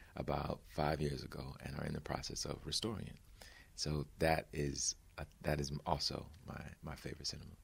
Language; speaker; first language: English; native; English